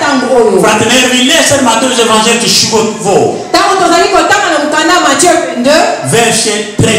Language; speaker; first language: Swedish; non-native, learner; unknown